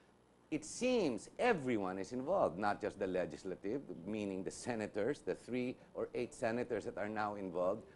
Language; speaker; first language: English; non-native, local second language; Filipino